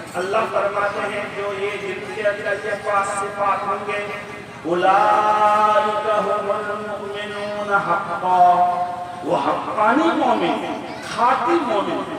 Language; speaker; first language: Urdu; non-native, local second language; Bangla